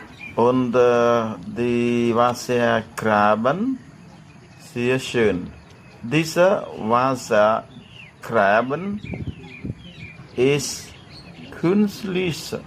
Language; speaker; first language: German; non-native, learner; Khmer